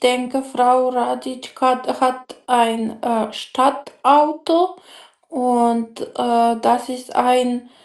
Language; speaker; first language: German; non-native, learner; Macedonian